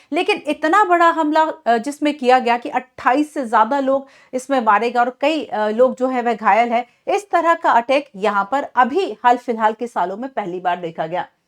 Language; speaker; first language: Hindi; native; Hindi